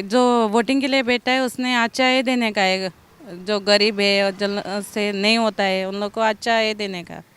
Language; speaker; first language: Hindi; non-native, local second language; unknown